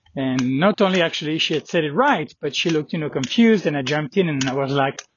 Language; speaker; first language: English; non-native, fluent; French